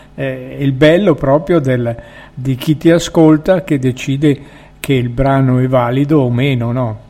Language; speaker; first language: Italian; native; Italian